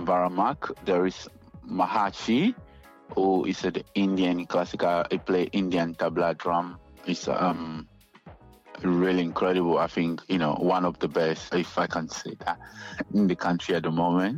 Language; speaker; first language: English; non-native, local second language; Ga